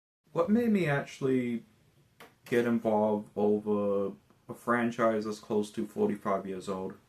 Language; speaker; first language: English; native; English